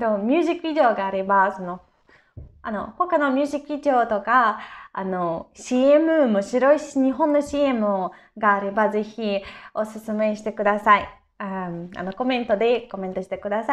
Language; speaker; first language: Japanese; non-native, fluent; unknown